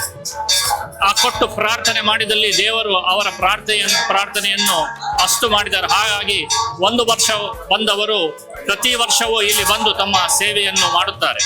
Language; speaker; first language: Kannada; non-native, local second language; Konkani